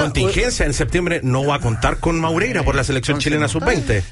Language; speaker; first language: Spanish; native; Spanish